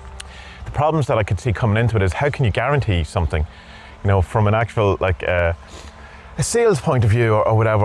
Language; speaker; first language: English; native; English